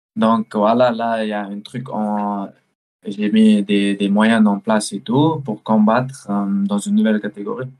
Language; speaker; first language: French; early bilingual, other home language; Chechen